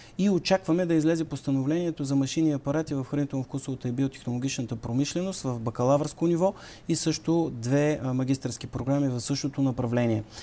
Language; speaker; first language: Bulgarian; native; Bulgarian